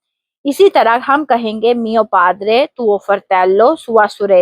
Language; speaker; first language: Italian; non-native, fluent; Urdu